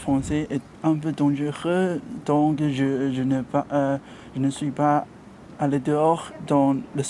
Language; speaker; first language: French; non-native, learner; Chinese